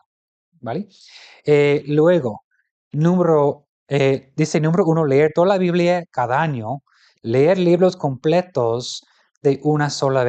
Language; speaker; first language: Spanish; non-native, fluent; English